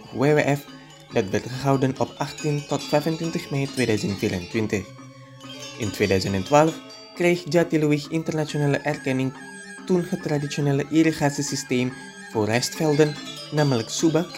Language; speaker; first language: Dutch; non-native, fluent; Indonesian